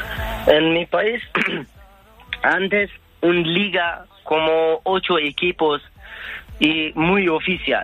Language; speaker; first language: Spanish; non-native, learner; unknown